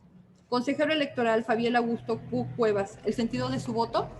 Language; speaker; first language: Spanish; native; Spanish